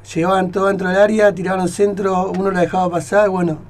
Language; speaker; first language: Spanish; native; Spanish